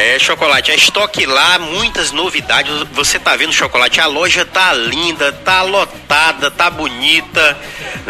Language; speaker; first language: Portuguese; native; Portuguese